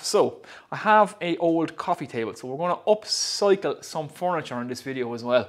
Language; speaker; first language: English; native; English